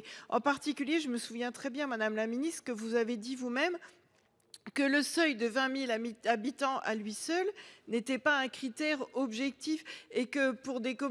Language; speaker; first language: French; native; French